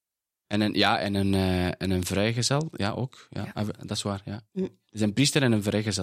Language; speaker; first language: Dutch; non-native, fluent; Spanish